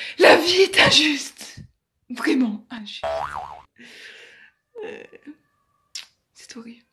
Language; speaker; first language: French; native; French